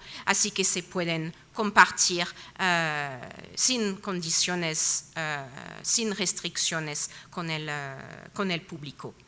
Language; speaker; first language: Spanish; non-native, fluent; French